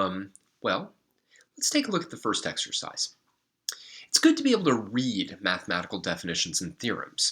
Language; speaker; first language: English; native; English